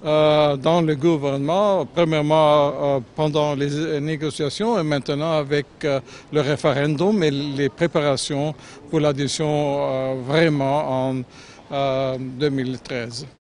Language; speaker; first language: French; non-native, fluent; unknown